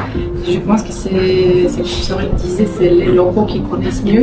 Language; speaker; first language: French; non-native, fluent; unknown